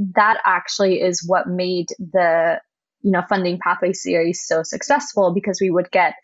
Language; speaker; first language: English; non-native, fluent; German